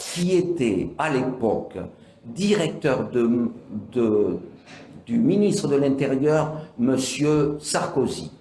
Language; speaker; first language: French; native; French